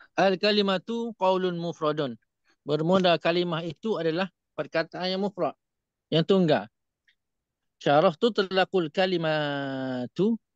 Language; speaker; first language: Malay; native; Malay